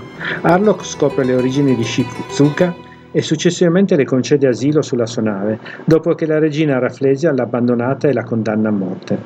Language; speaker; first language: Italian; native; Italian